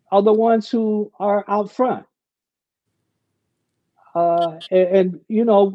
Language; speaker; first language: English; native; English